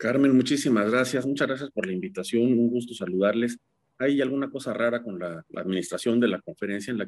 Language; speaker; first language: Spanish; native; Spanish